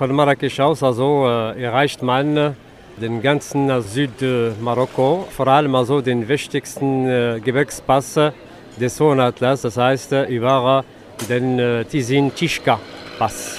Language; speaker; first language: German; non-native, fluent; Arabic